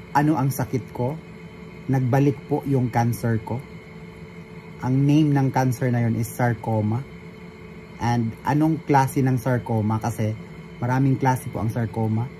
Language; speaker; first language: Filipino; native; Filipino